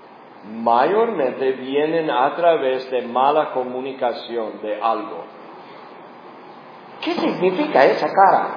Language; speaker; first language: Spanish; non-native, fluent; English